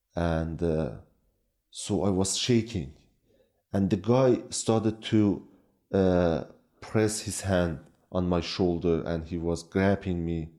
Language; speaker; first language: English; non-native, fluent; Kurdish